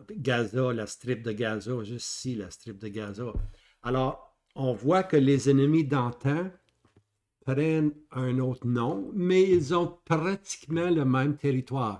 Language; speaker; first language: French; native; French